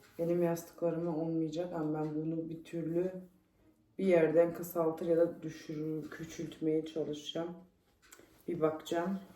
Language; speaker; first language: Turkish; early bilingual, heritage; Turkish